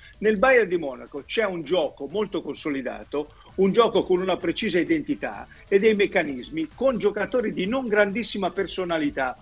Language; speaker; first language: Italian; native; Italian